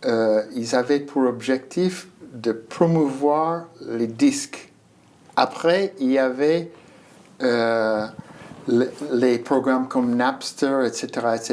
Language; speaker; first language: French; non-native, fluent; English